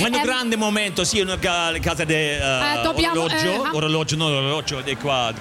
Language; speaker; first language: Italian; non-native, learner; German